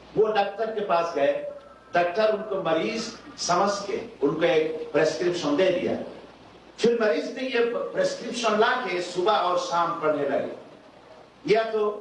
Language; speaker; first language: Urdu; non-native, fluent; Bangla